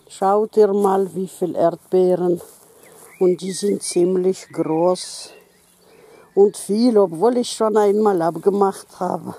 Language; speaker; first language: German; non-native, local second language; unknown